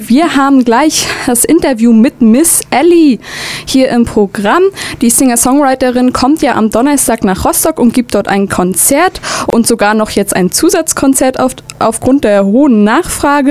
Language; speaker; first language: German; native; German